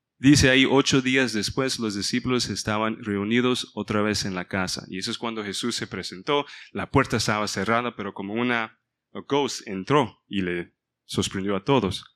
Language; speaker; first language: Spanish; early bilingual, heritage; Spanish